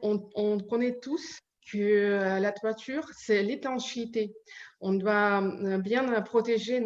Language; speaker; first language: French; non-native, learner; Ukrainian